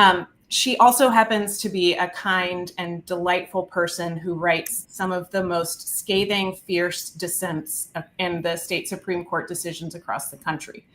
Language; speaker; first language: English; native; English